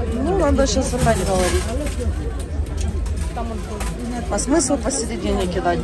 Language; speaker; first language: Russian; non-native, local second language; Ukrainian